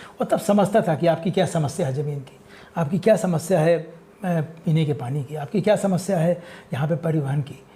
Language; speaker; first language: Hindi; native; Hindi